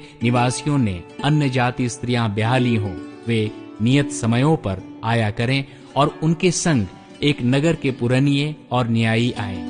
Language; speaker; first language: Hindi; native; Hindi